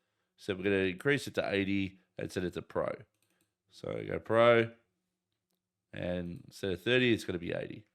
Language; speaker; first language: English; native; English